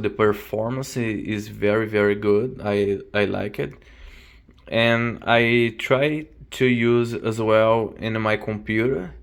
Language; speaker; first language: English; non-native, learner; Portuguese